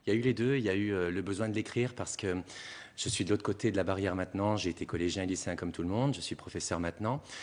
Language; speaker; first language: French; native; French